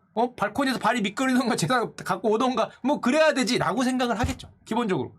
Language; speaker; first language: Korean; native; Korean